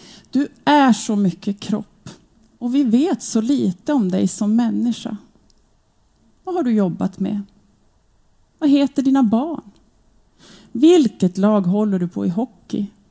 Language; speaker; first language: Swedish; native; Swedish